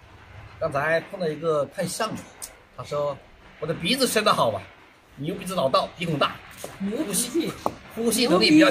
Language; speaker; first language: Chinese; native; Chinese